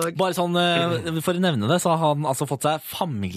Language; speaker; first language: Norwegian; native; Norwegian